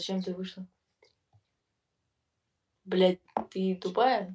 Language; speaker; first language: Russian; native; Russian